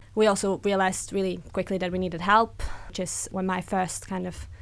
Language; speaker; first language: English; non-native, fluent; German